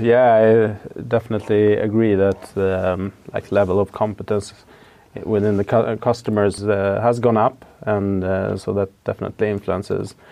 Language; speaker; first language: English; non-native, fluent; Swedish